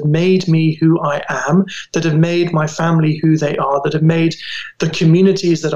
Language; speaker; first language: English; native; English